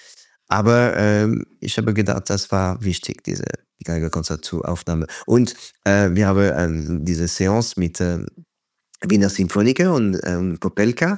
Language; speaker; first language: German; non-native, fluent; French